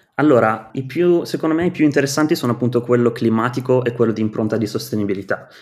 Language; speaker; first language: Italian; native; Italian